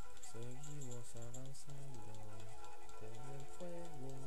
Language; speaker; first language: Spanish; native; Spanish